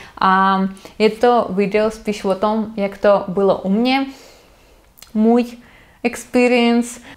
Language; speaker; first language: Czech; non-native, fluent; Russian